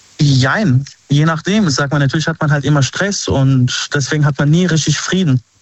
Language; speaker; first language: German; early bilingual, other home language; Arabic